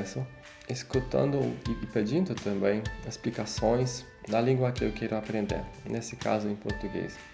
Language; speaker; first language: Portuguese; non-native, fluent; Polish